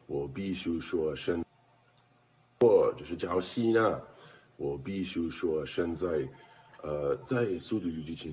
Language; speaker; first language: Chinese; non-native, learner; English